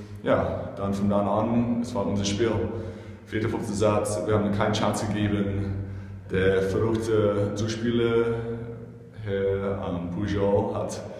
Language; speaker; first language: German; non-native, fluent; English